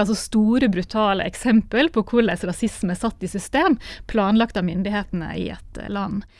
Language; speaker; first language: Norwegian; native; Norwegian